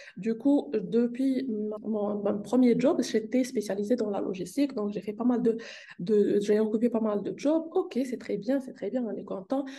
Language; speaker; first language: French; non-native, local second language; Arabic